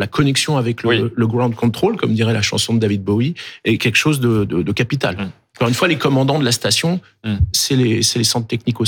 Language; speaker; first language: French; native; French